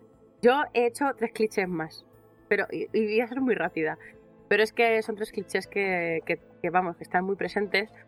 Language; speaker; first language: Spanish; native; Spanish